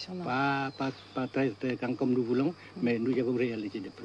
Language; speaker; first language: French; non-native, fluent; Vietnamese